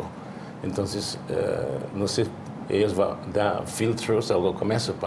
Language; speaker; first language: Spanish; non-native, learner; English